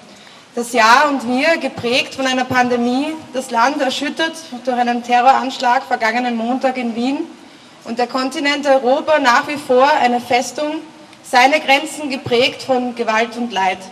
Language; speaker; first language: German; native; German